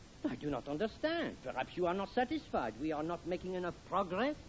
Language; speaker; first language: English; native; English